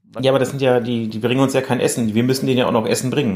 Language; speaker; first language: German; native; German